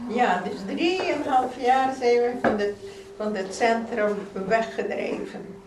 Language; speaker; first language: Dutch; non-native, fluent; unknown